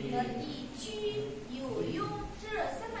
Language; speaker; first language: Chinese; non-native, learner; Indonesian